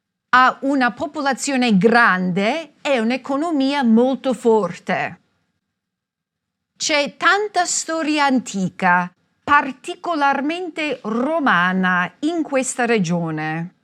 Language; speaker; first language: Italian; non-native, fluent; English